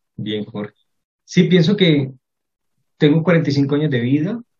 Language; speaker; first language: Spanish; native; Spanish